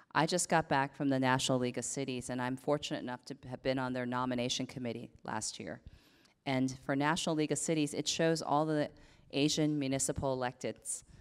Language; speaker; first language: English; native; English